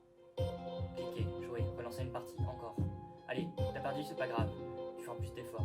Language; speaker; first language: French; native; French